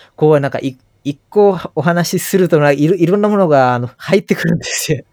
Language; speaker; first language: Japanese; non-native, fluent; Sinhala